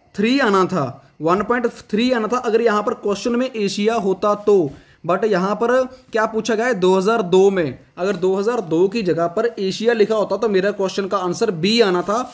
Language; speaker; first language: Hindi; non-native, local second language; Punjabi